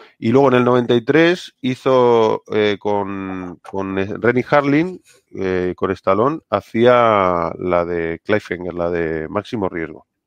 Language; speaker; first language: Spanish; native; Spanish